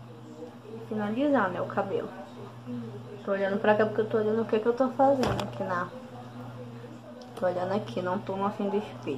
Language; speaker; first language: Portuguese; native; Portuguese